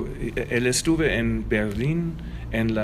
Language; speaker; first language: Spanish; non-native, learner; German